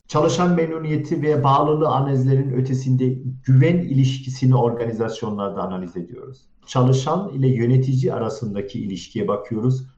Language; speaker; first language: Turkish; early bilingual, heritage; Turkish